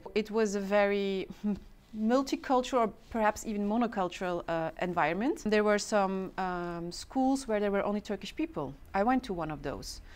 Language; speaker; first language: English; non-native, fluent; Turkish